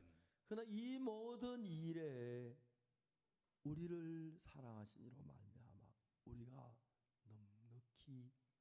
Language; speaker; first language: Korean; native; Korean